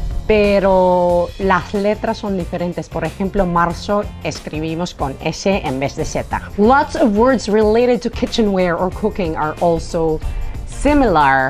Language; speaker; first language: Spanish; non-native, fluent; Filipino